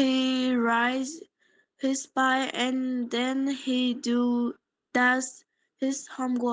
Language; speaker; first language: English; non-native, learner; Polish